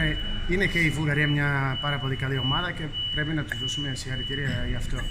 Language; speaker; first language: Greek; non-native, fluent; Portuguese